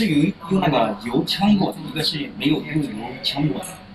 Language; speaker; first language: Chinese; native; Chinese